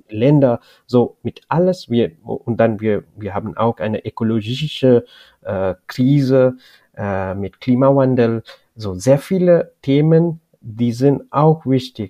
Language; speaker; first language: German; non-native, learner; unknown